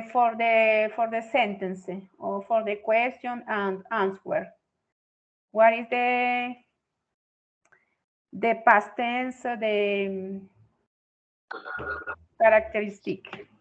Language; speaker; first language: English; non-native, fluent; Spanish